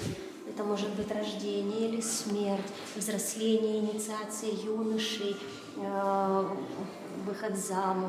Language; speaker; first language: Russian; native; Russian